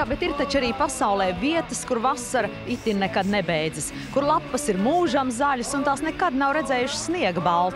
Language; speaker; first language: Latvian; native; Latvian